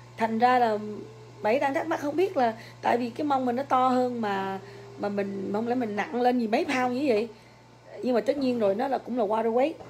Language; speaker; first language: Vietnamese; early bilingual, other home language; English